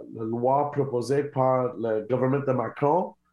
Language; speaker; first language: French; non-native, learner; English